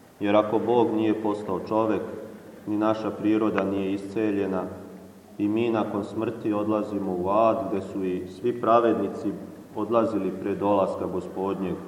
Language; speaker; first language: Serbian; native; Serbian